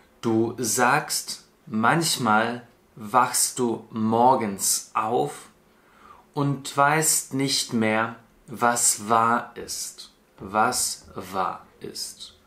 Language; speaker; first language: German; non-native, fluent; Russian